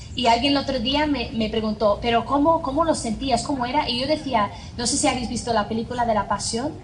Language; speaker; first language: Spanish; non-native, fluent; English